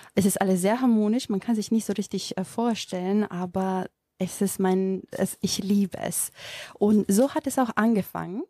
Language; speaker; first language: German; non-native, fluent; Macedonian